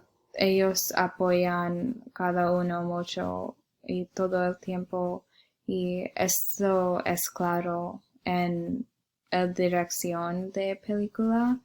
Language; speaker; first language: Spanish; non-native, learner; English